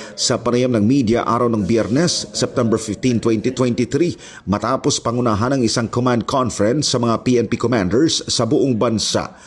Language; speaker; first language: Filipino; native; Filipino